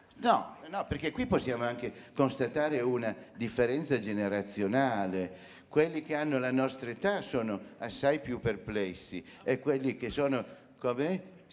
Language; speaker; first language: Italian; native; Italian